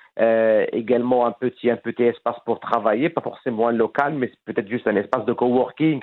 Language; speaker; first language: French; non-native, fluent; Arabic